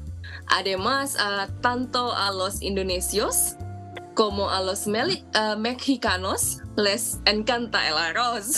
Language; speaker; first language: Spanish; non-native, learner; Indonesian